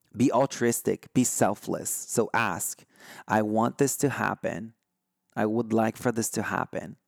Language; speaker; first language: English; non-native, fluent; Portuguese